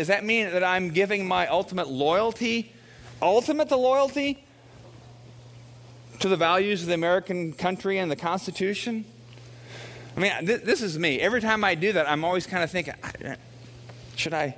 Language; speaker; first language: English; native; English